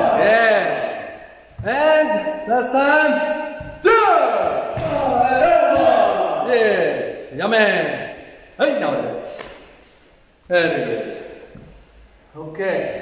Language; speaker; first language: English; non-native, learner; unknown